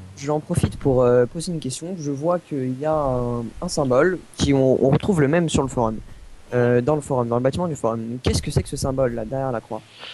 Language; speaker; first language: French; native; French